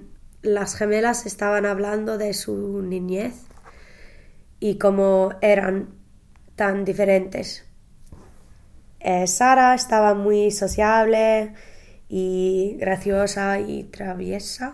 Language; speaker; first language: Spanish; non-native, learner; English